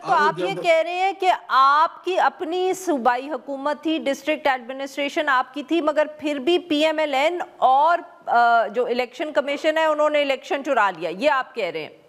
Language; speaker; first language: Urdu; native; Urdu